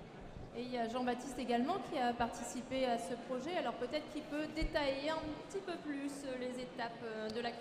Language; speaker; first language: French; native; French